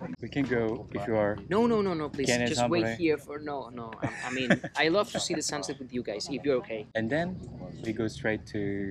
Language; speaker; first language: English; non-native, learner; Korean